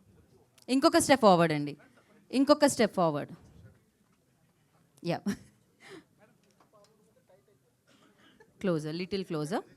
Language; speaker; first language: Telugu; native; Telugu